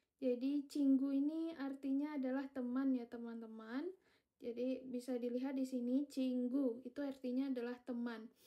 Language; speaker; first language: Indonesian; native; Indonesian